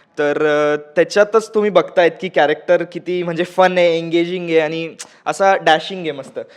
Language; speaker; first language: Marathi; non-native, local second language; Marwari